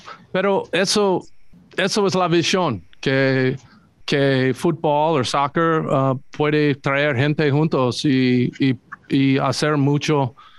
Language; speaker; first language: Spanish; non-native, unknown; English